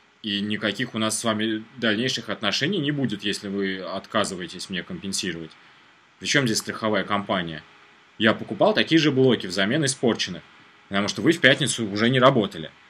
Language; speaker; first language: Russian; native; Russian